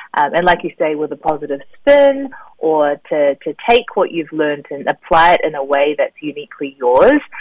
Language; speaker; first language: English; native; English